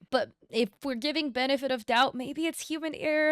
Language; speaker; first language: English; native; English